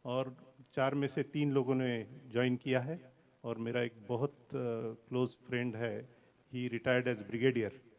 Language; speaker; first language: Hindi; non-native, local second language; Marathi